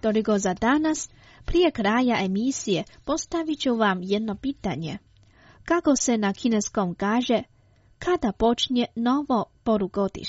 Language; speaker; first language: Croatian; non-native, fluent; Chinese